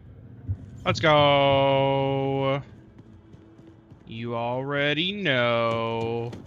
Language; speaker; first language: English; native; English